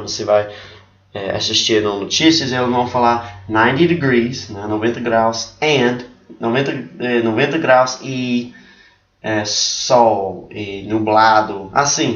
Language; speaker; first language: Portuguese; non-native, fluent; English